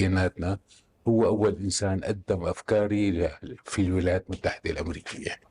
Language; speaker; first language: Arabic; native; Arabic